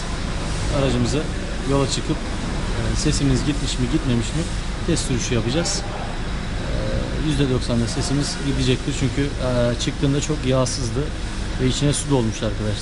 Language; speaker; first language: Turkish; native; Turkish